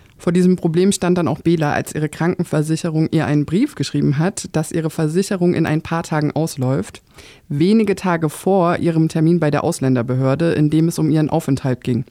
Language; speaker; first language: German; native; German